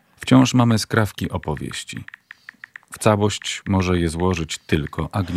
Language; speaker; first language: Polish; native; Polish